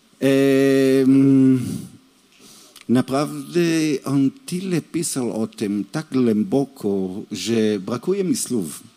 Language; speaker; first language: Polish; non-native, learner; Hebrew